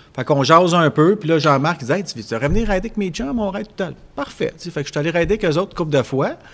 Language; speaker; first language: French; native; French